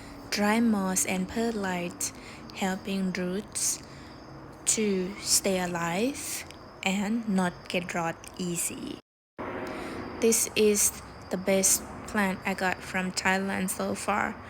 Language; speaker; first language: English; non-native, learner; Thai